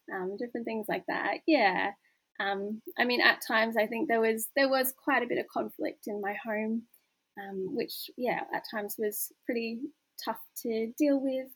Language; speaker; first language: English; native; English